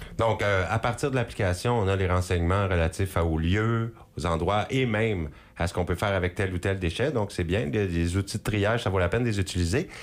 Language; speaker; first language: French; native; French